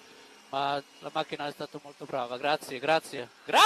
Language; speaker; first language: Italian; non-native, learner; German